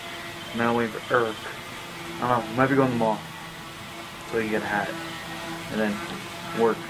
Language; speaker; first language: English; native; English